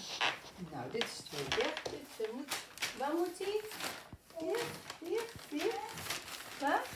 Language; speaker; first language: Dutch; native; Dutch